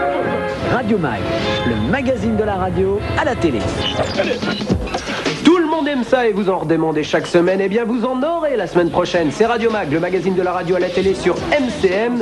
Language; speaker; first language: French; native; French